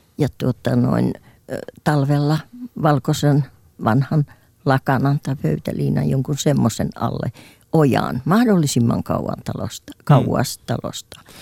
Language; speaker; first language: Finnish; native; Finnish